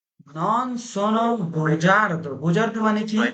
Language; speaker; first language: Italian; non-native, fluent; Bangla